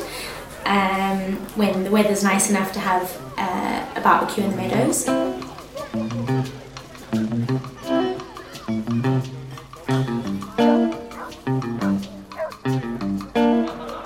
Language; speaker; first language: English; native; English